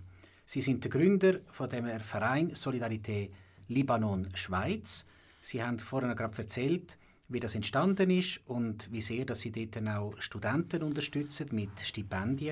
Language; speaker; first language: German; native; German